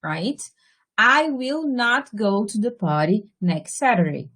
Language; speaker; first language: English; non-native, fluent; Portuguese